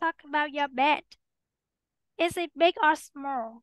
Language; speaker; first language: English; non-native, fluent; Vietnamese